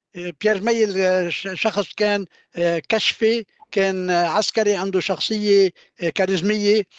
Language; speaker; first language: Arabic; native; Arabic